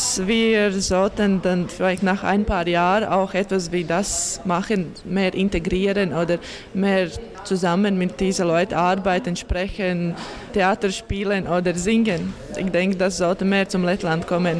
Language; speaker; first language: German; non-native, learner; Latvian